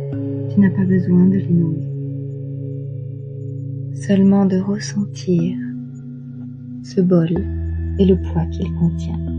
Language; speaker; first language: French; native; French